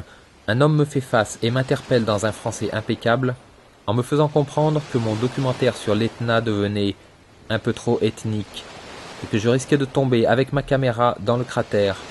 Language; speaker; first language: French; native; French